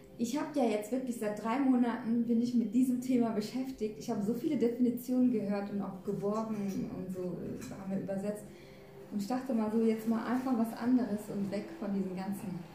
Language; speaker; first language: German; early bilingual, other home language; Turkish